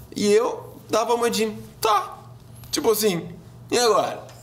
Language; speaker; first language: Portuguese; non-native, fluent; German